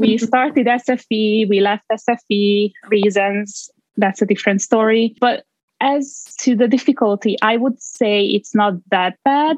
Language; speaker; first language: English; non-native, fluent; Hungarian